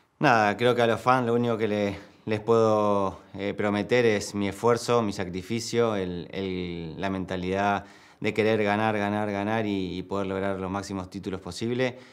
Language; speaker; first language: Spanish; native; Spanish